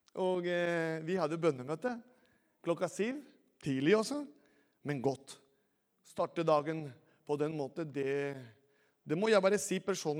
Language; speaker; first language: Norwegian; non-native, fluent; Spanish